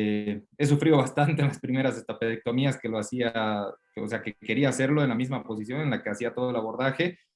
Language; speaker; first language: Spanish; native; Spanish